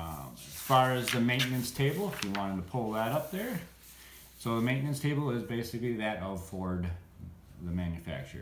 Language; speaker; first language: English; native; English